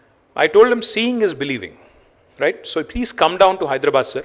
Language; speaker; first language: English; non-native, local second language; Telugu